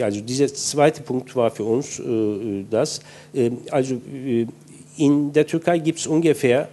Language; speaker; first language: German; non-native, fluent; Turkish